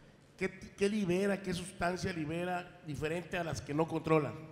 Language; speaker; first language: Spanish; native; Spanish